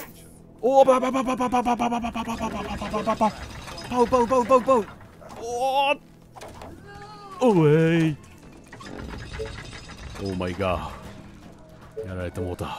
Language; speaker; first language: Japanese; native; Japanese